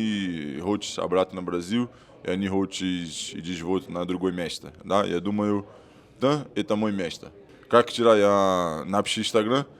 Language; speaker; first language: Russian; non-native, learner; Portuguese